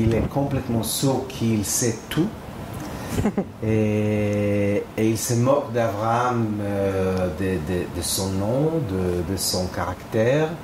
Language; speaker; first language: French; non-native, fluent; Hebrew